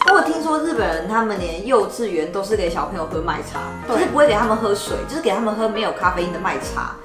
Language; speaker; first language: Chinese; native; Chinese